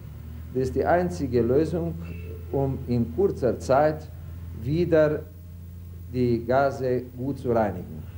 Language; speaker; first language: German; non-native, fluent; Romanian